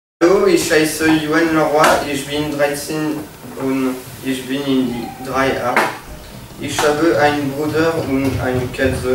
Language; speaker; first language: German; non-native, learner; French